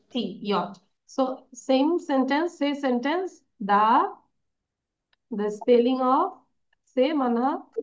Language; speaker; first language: English; non-native, learner; Bangla